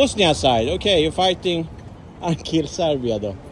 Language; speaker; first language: English; non-native, learner; Swedish